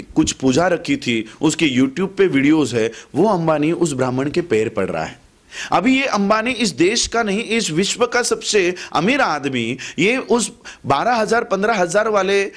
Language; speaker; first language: Hindi; non-native, local second language; Marathi